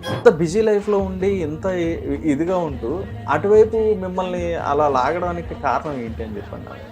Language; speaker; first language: Telugu; native; Telugu